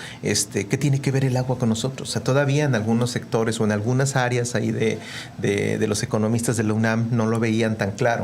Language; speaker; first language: Spanish; native; Spanish